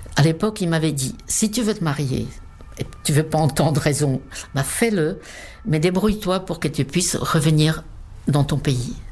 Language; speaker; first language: French; non-native, fluent; Czech